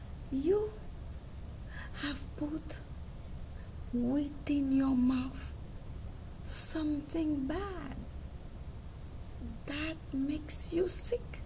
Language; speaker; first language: English; non-native, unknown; Haitian Creole